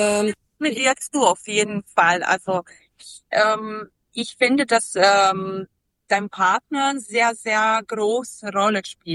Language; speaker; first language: German; non-native, fluent; Serbian